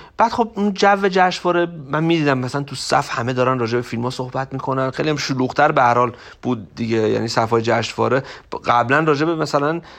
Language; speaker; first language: Persian; native; Persian